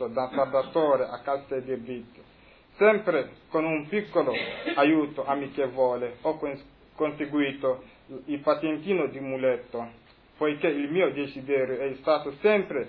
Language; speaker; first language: Italian; non-native, fluent; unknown